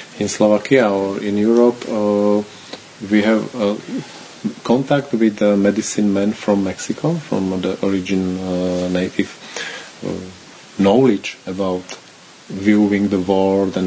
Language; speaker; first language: English; non-native, learner; Slovak